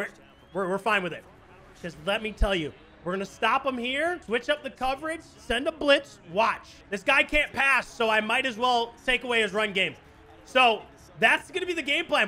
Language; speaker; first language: English; native; English